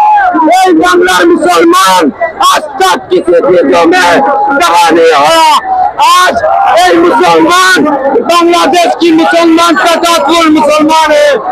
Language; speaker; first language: Hindi; non-native, learner; Bangla